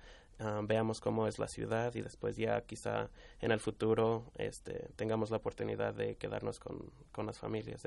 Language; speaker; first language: Spanish; early bilingual, heritage; Spanish